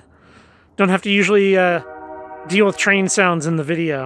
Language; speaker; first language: English; native; English